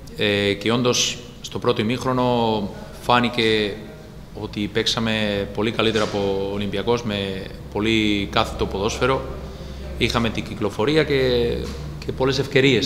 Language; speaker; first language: Greek; non-native, fluent; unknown